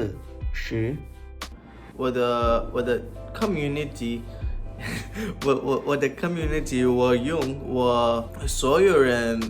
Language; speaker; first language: Chinese; non-native, learner; English